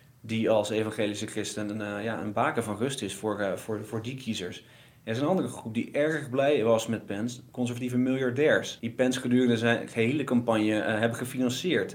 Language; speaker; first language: Dutch; native; Dutch